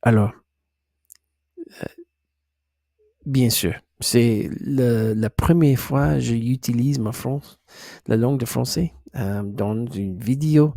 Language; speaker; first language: French; non-native, learner; English